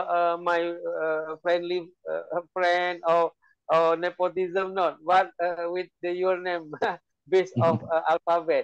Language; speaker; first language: English; non-native, learner; Indonesian